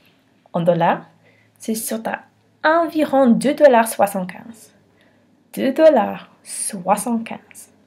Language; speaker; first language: French; non-native, learner; English